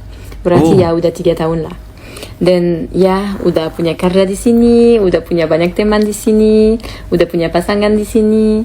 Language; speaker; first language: Indonesian; non-native, learner; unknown